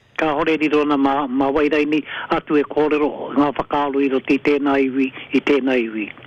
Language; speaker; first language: Māori; native; Māori